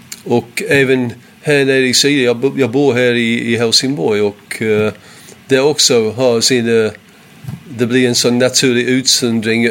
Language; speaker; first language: Swedish; non-native, fluent; English